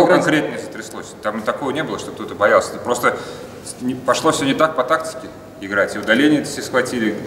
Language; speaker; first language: Russian; native; Russian